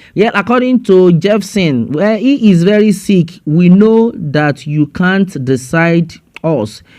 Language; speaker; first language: English; non-native, local second language; Yoruba